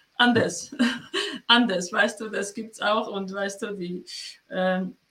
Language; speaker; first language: German; non-native, fluent; Polish